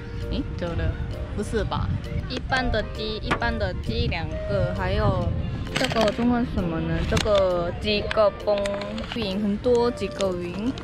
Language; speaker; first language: Chinese; non-native, fluent; Korean